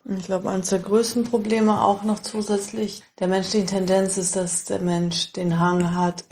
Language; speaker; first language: German; native; German